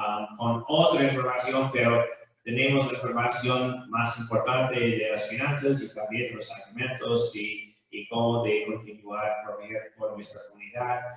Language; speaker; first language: Spanish; non-native, fluent; English